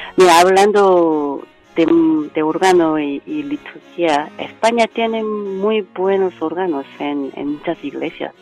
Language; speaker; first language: Spanish; non-native, learner; Korean